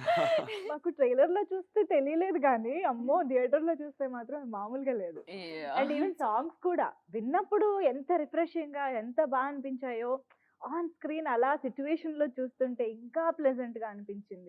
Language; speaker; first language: Telugu; native; Telugu